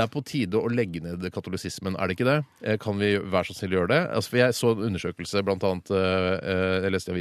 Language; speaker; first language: Norwegian; native; Norwegian